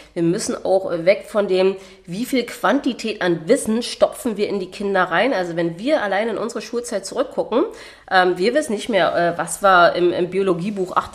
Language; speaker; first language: German; native; German